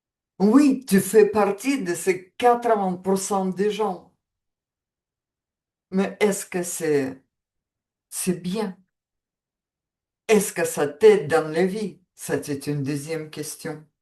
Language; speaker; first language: French; non-native, fluent; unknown